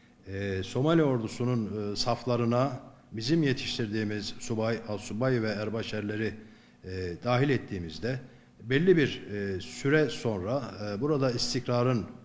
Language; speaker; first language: Turkish; native; Turkish